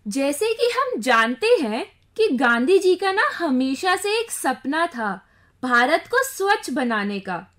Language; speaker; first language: Hindi; native; Hindi